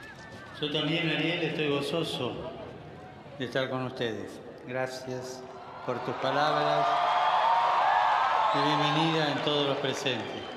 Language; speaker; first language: Spanish; native; Spanish